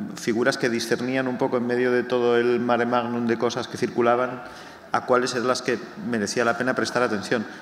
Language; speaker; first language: Spanish; native; Spanish